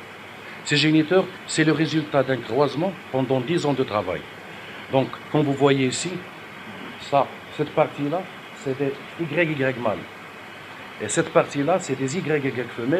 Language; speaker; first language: French; non-native, local second language; Arabic